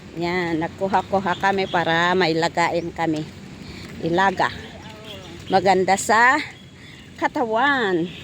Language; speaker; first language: Filipino; non-native, local second language; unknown